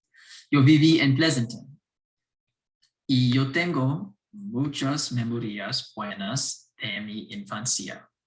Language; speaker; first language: Spanish; non-native, learner; English